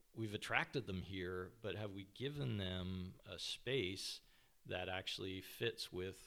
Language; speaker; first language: English; native; English